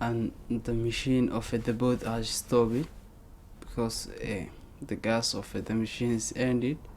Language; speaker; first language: English; non-native, learner; Somali